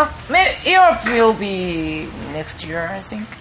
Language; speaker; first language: English; non-native, fluent; Japanese